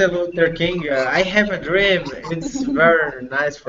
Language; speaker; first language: English; non-native, learner; Portuguese